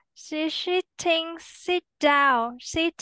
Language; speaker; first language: English; non-native, learner; Vietnamese